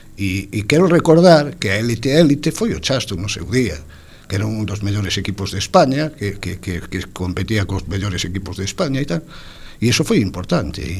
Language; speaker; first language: Galician; non-native, local second language; Spanish